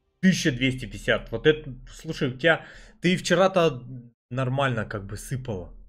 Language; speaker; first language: Russian; native; Russian